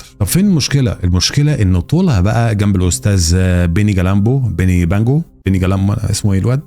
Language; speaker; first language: Arabic; native; Arabic